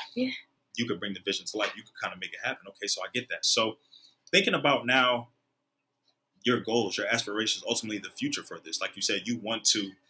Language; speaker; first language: English; native; English